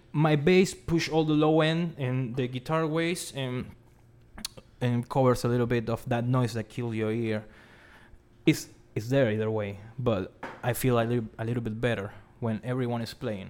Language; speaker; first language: English; non-native, fluent; Spanish